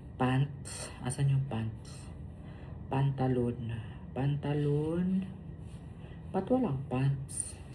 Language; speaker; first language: Filipino; non-native, local second language; Cebuano